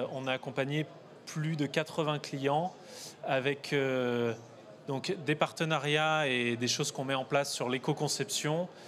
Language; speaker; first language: French; native; French